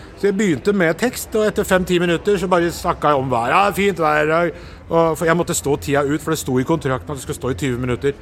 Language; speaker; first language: Norwegian; early bilingual, other home language; Urdu